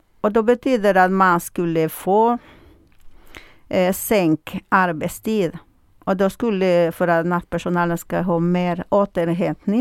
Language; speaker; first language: Swedish; non-native, fluent; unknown